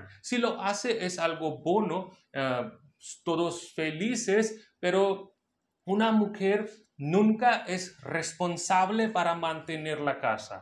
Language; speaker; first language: Spanish; non-native, local second language; Hindi